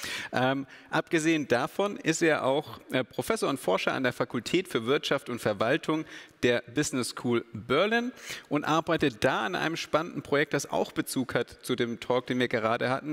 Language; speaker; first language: German; native; German